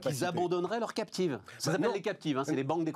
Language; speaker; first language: French; native; French